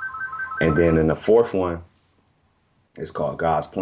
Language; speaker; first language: English; native; English